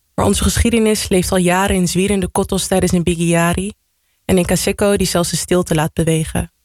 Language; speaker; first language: Dutch; early bilingual, other home language; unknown